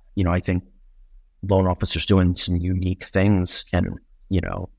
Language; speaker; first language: English; native; English